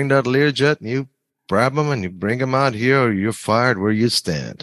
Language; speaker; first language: English; non-native, fluent; Persian